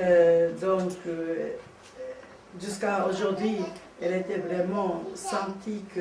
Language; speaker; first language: French; non-native, learner; Japanese